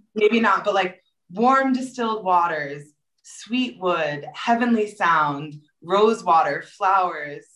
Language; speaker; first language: English; native; English